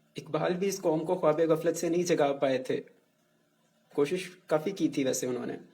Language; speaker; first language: Urdu; non-native, local second language; Punjabi